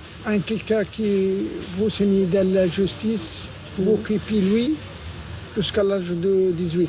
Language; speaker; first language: French; non-native, learner; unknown